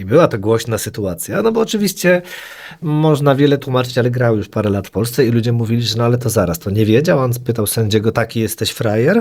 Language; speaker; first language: Polish; native; Polish